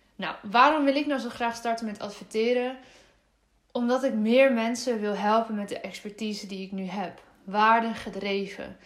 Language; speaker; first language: Dutch; native; Dutch